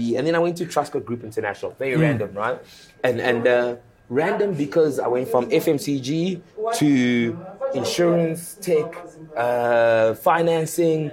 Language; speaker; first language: English; early bilingual, other home language; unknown